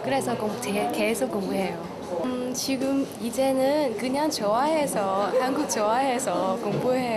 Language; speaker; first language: Korean; non-native, learner; Cantonese